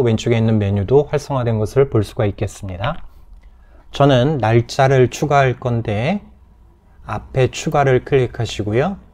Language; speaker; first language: Korean; native; Korean